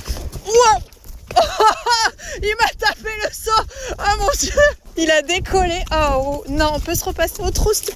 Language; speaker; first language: French; native; French